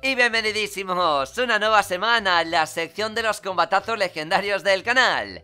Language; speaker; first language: Spanish; native; Spanish